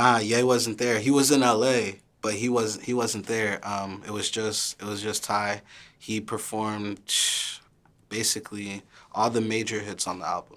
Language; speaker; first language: English; early bilingual, other home language; Haitian Creole